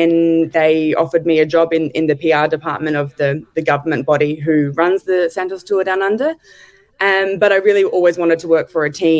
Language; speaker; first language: English; native; English